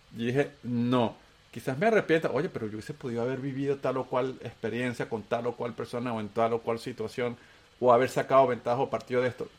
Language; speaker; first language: Spanish; native; Spanish